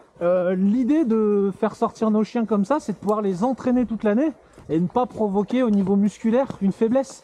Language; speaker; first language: French; native; French